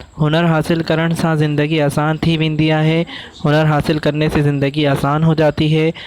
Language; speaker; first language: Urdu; non-native, local second language; Sindhi